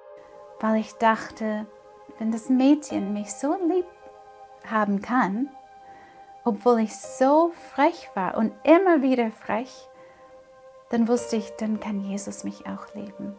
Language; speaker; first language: German; non-native, fluent; English